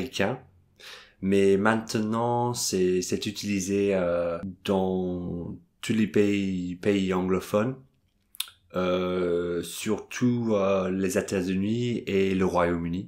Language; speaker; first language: French; non-native, fluent; English